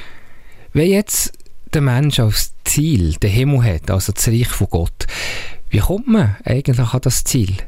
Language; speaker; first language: German; native; German